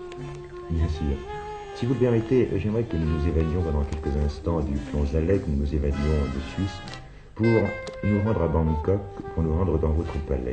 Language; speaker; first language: French; native; French